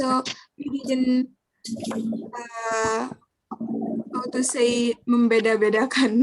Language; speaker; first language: English; non-native, learner; Indonesian